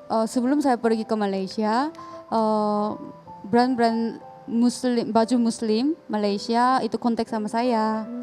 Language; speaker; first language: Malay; non-native, learner; Korean